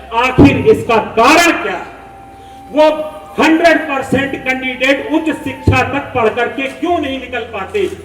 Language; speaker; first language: Hindi; native; Hindi